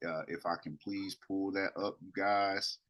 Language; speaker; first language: English; native; English